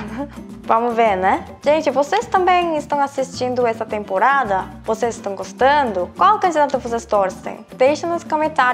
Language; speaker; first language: Portuguese; non-native, fluent; Korean